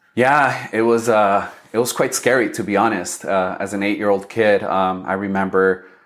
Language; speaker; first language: English; early bilingual, other home language; Spanish